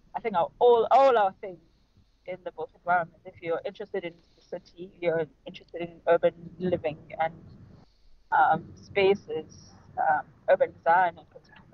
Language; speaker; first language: English; non-native, local second language; Xhosa